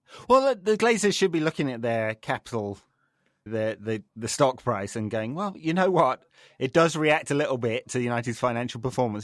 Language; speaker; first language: English; native; English